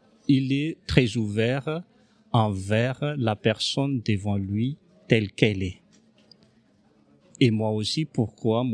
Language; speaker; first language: French; non-native, local second language; Malagasy